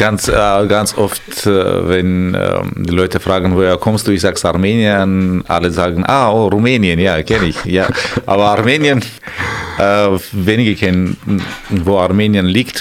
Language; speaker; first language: German; non-native, fluent; Armenian